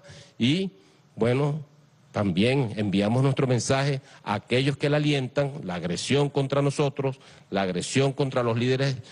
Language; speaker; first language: Spanish; native; Spanish